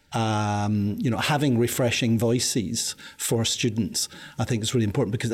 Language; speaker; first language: English; native; English